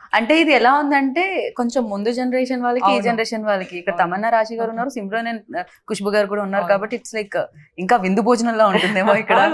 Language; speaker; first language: Telugu; native; Telugu